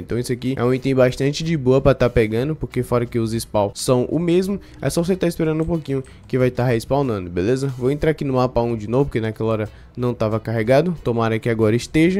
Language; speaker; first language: Portuguese; native; Portuguese